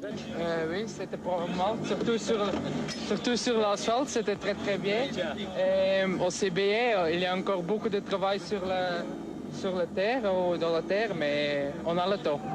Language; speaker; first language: French; non-native, local second language; Dutch